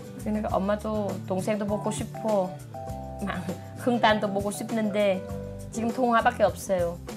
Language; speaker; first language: Korean; non-native, learner; Vietnamese